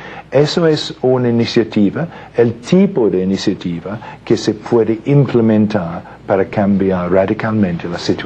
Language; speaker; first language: Spanish; non-native, fluent; English